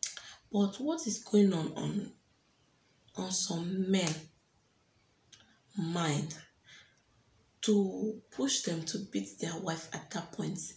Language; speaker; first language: English; non-native, local second language; French